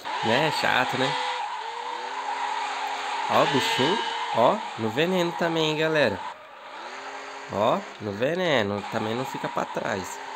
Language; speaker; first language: Portuguese; native; Portuguese